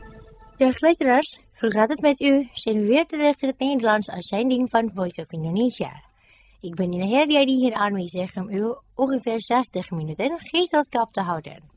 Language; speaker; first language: Dutch; non-native, fluent; Indonesian